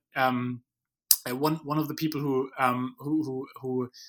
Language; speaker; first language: English; non-native, fluent; German